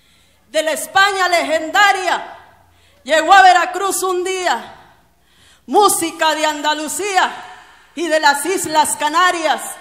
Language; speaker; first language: Spanish; native; Spanish